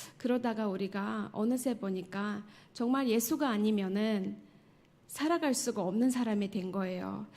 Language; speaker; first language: Korean; non-native, fluent; Tajik